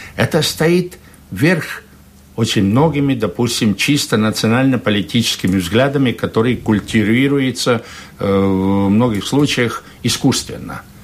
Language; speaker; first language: Russian; non-native, local second language; Latvian